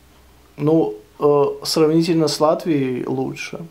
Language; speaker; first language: Russian; native; Russian